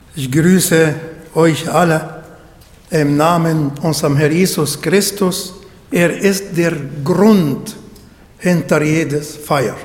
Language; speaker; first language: German; non-native, fluent; Arabic